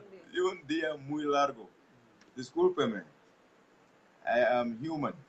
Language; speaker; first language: Spanish; non-native, local second language; English